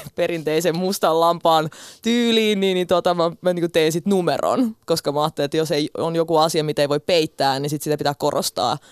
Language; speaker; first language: Finnish; early bilingual, other home language; Russian